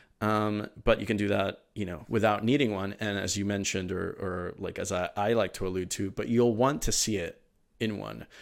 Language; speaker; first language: English; early bilingual, other home language; Spanish